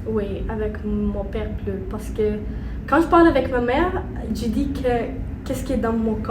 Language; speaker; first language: French; non-native, learner; Arabic